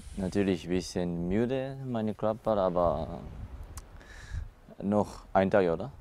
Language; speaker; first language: German; non-native, learner; Japanese